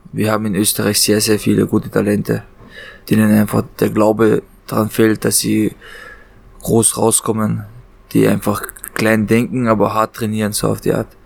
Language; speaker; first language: German; early bilingual, other home language; Chechen